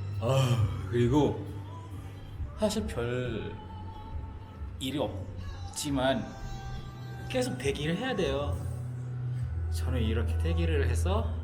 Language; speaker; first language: Korean; non-native, fluent; Malay